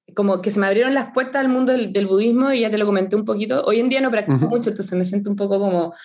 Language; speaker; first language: Spanish; native; Spanish